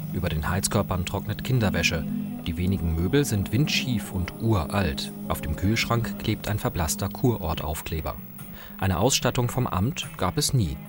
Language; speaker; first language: German; native; German